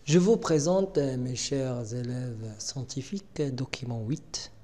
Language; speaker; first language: French; non-native, local second language; Arabic